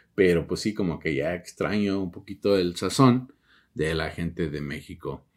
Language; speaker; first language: Spanish; early bilingual, heritage; Spanish